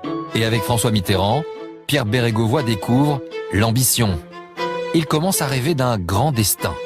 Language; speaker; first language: French; native; French